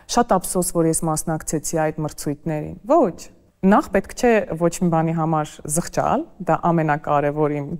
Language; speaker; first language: Armenian; native; Armenian